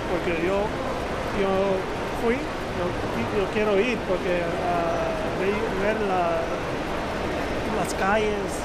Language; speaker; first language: Spanish; early bilingual, heritage; Spanish